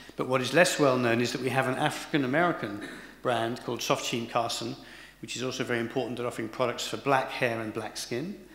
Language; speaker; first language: English; native; English